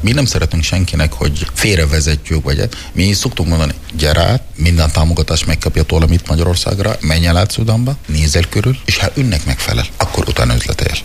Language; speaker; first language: Hungarian; non-native, fluent; Arabic